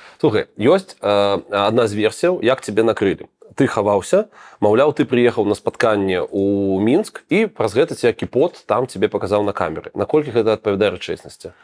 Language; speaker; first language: Belarusian; non-native, local second language; Russian